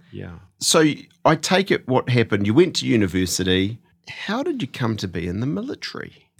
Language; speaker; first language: English; native; English